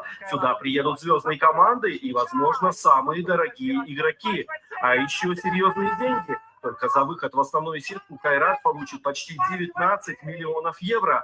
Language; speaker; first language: Russian; native; Russian